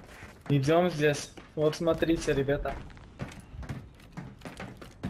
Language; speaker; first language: Russian; non-native, local second language; Latvian